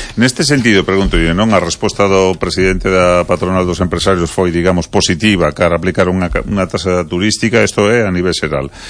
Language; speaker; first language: Galician; non-native, local second language; Spanish